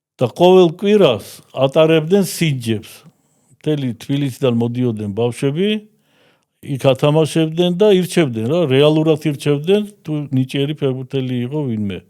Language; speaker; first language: Georgian; non-native, local second language; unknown